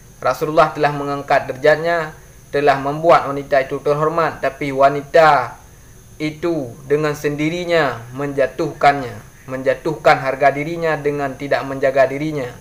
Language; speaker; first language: Malay; non-native, local second language; Achinese